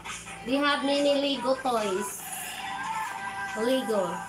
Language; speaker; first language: English; non-native, learner; Filipino